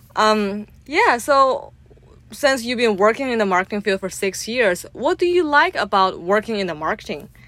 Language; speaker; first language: English; non-native, fluent; Chinese